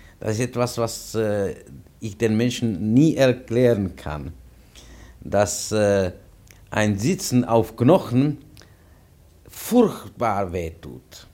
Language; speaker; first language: German; non-native, fluent; Czech